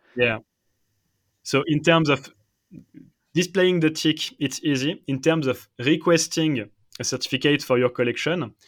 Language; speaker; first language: English; non-native, fluent; French